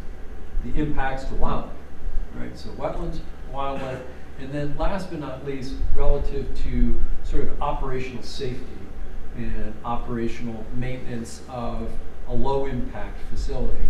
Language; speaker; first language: English; native; English